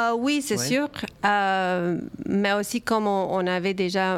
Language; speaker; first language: French; early bilingual, other home language; Romanian